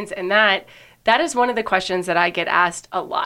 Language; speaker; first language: English; native; English